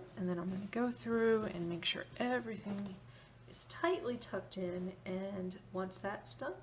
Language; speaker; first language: English; native; English